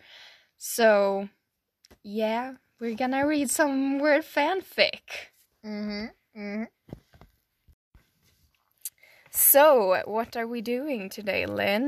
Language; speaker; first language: English; non-native, fluent; Swedish